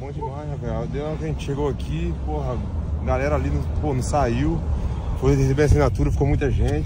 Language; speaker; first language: Portuguese; native; Portuguese